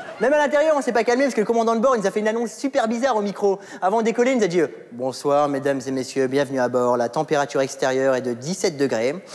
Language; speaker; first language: French; early bilingual, other home language; Arabic